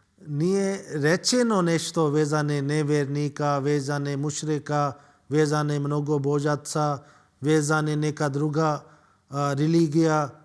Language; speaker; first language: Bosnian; non-native, learner; Urdu